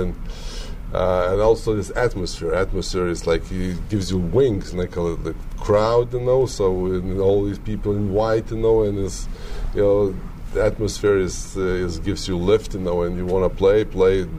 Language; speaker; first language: English; non-native, learner; Lithuanian